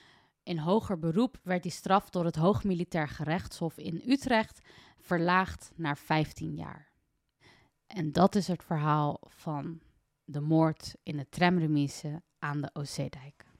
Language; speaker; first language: Dutch; native; Dutch